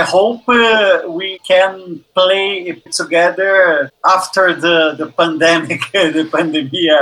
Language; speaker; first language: English; non-native, learner; Portuguese